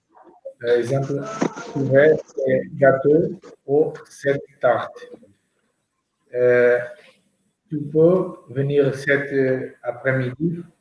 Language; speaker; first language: French; non-native, learner; Portuguese